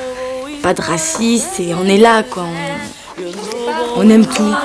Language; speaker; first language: French; native; French